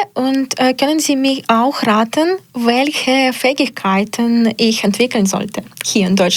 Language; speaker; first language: German; non-native, learner; Ukrainian